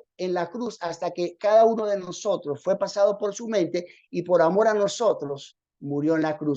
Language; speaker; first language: Spanish; native; Spanish